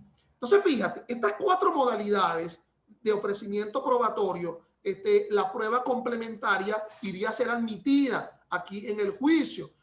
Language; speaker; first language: Spanish; native; Spanish